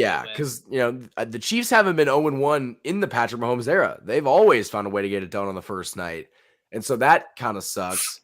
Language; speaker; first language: English; native; English